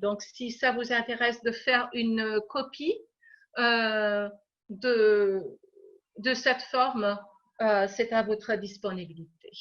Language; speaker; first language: French; non-native, fluent; English